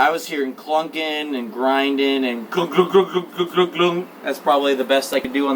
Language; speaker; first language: English; native; English